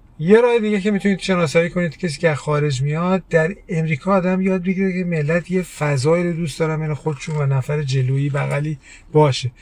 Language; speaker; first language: Persian; early bilingual, heritage; Persian